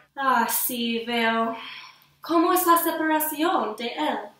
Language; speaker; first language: Spanish; non-native, learner; English